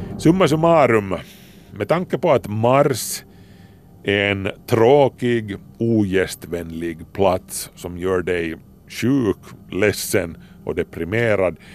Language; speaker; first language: Swedish; native; Swedish